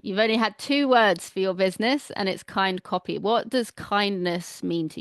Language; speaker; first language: English; native; English